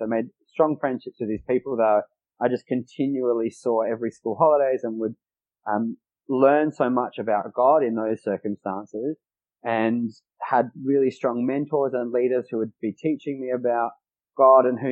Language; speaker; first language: English; native; English